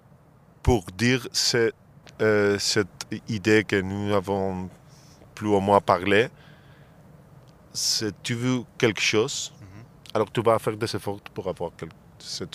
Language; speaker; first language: French; non-native, fluent; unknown